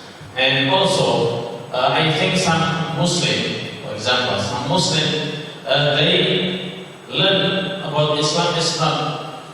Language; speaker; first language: English; non-native, fluent; Indonesian